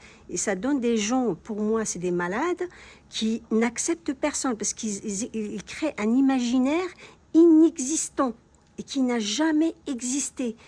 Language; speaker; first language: French; non-native, local second language; Kabyle